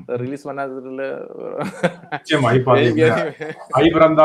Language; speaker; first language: Tamil; non-native, learner; Malayalam